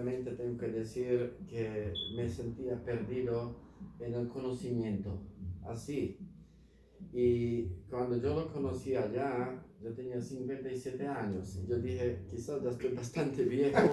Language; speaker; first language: Spanish; non-native, fluent; Slovak